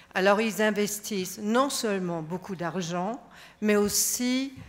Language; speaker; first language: French; non-native, fluent; German